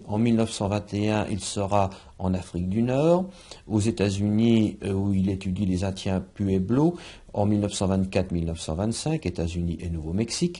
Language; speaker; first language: French; native; French